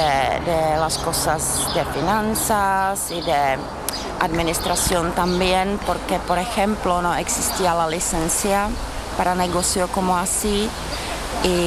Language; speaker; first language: Spanish; non-native, learner; Czech